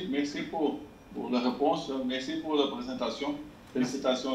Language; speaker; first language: French; non-native, learner; Portuguese